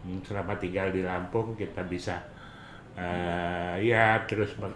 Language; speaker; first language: Indonesian; native; Indonesian